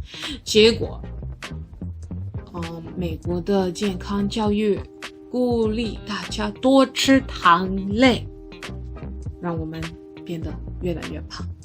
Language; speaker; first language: Chinese; non-native, learner; English